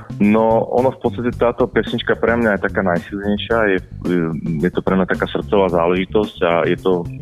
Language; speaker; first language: Slovak; native; Slovak